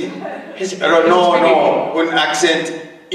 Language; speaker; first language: Spanish; non-native, learner; English